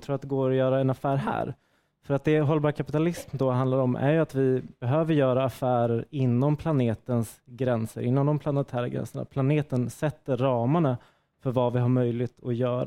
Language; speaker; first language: Swedish; native; Swedish